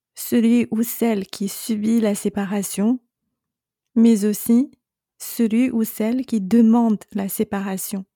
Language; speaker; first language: French; non-native, fluent; Chinese